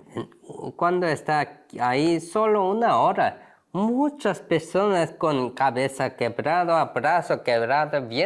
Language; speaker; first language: Spanish; non-native, learner; Korean